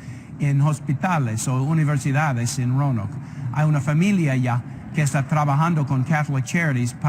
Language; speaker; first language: Spanish; non-native, fluent; English